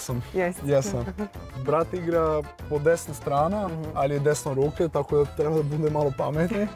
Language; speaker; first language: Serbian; non-native, learner; Portuguese